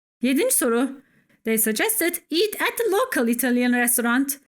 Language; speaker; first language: English; non-native, fluent; Turkish